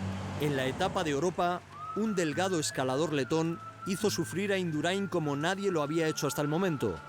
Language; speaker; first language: Spanish; native; Spanish